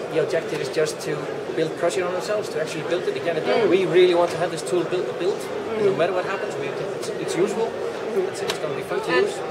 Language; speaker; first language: English; non-native, fluent; Icelandic